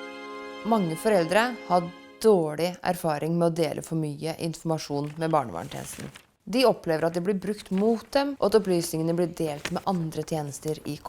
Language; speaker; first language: Norwegian; native; Norwegian